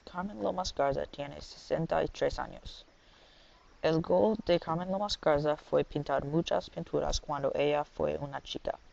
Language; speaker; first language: Spanish; non-native, learner; English